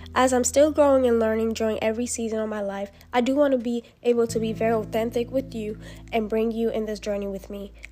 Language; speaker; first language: English; early bilingual, other home language; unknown